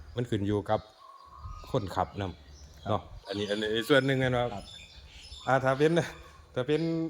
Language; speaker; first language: Thai; native; Thai